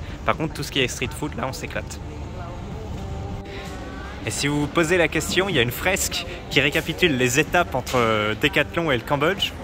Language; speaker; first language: French; native; French